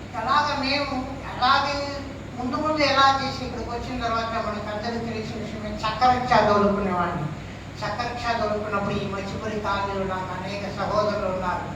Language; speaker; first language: Telugu; non-native, local second language; Tamil